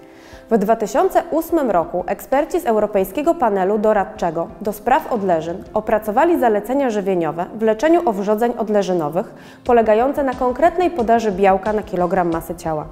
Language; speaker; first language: Polish; native; Polish